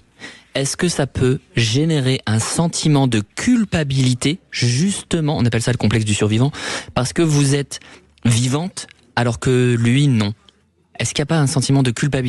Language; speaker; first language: French; native; French